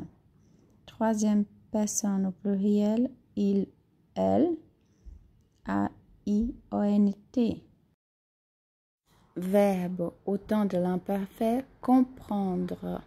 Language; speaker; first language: French; non-native, fluent; Portuguese